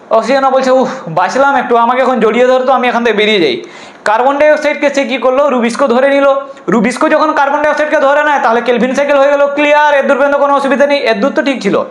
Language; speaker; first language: Bangla; non-native, local second language; Hindi